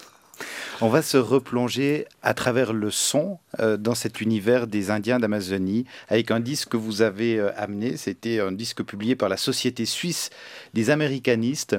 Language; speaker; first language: French; native; French